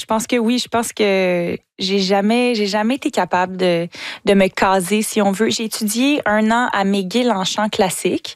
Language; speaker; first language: French; native; French